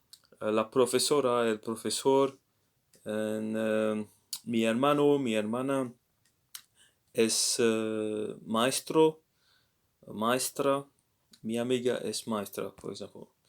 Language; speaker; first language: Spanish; non-native, learner; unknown